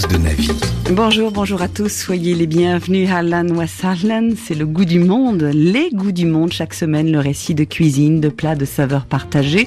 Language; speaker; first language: French; native; French